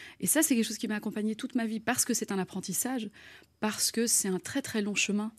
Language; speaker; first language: French; native; French